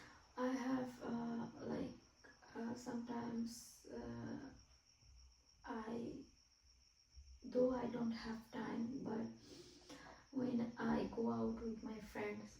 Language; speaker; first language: English; non-native, fluent; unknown